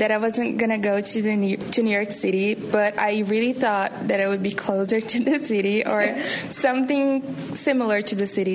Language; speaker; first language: English; non-native, fluent; Portuguese